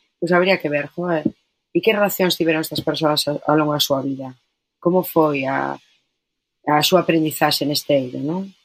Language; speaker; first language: Galician; non-native, local second language; Spanish